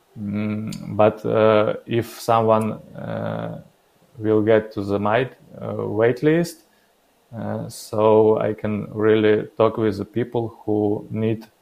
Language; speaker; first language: English; non-native, learner; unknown